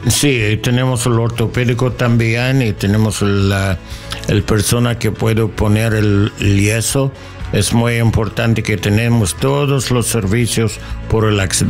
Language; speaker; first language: Spanish; non-native, learner; English